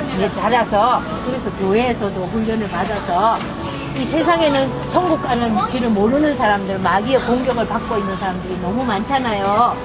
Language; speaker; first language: Korean; native; Korean